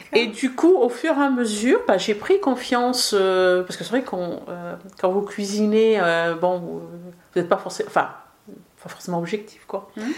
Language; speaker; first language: French; early bilingual, other home language; Arabic